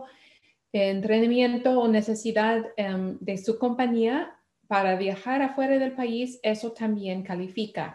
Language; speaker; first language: Spanish; non-native, fluent; English